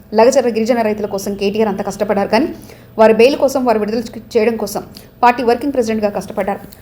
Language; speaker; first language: Telugu; native; Telugu